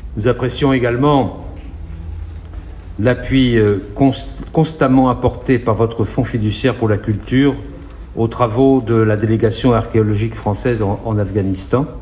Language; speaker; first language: French; native; French